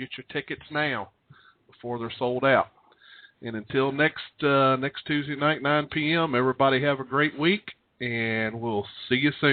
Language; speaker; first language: English; native; English